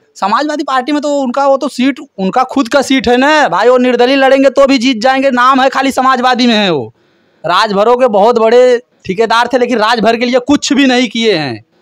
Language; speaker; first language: Hindi; native; Hindi